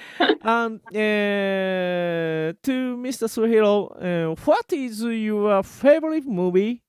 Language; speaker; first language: English; non-native, learner; Japanese